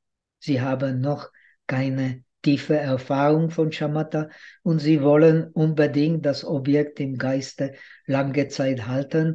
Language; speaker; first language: German; non-native, fluent; Czech